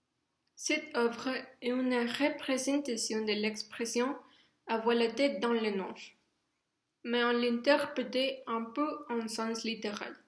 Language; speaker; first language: French; non-native, learner; Spanish